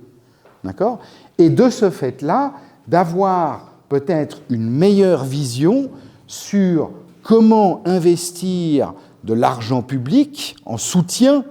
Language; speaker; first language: French; native; French